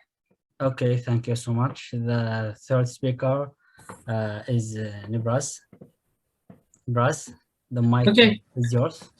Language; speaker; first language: English; non-native, fluent; Arabic